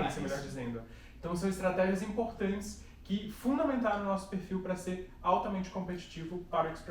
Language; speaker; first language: Portuguese; native; Portuguese